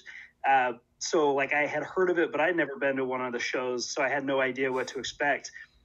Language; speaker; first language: English; native; English